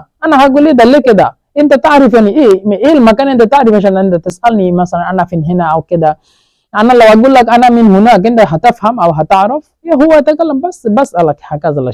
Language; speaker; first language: Arabic; non-native, learner; Bangla